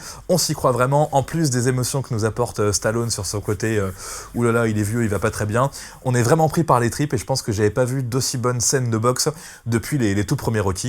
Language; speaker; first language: French; native; French